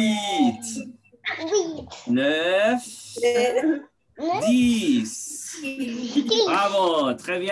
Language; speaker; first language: French; non-native, fluent; Spanish